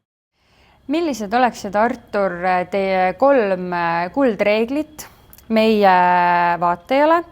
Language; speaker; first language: Estonian; native; Estonian